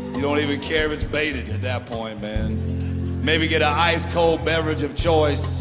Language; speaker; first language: English; native; English